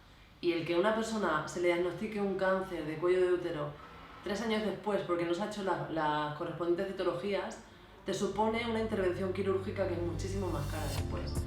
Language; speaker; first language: Spanish; native; Spanish